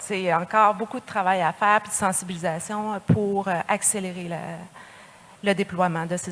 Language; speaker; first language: French; native; French